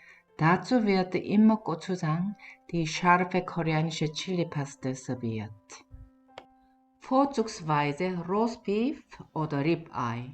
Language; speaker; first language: German; non-native, fluent; Korean